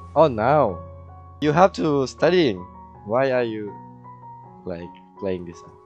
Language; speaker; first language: English; non-native, learner; Indonesian